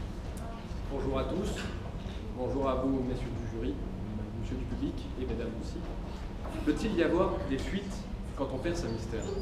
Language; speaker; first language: French; native; French